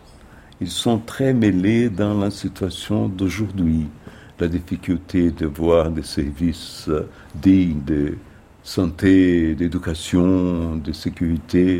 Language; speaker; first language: French; non-native, fluent; Portuguese